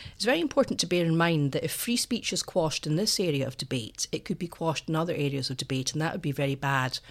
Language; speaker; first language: English; native; English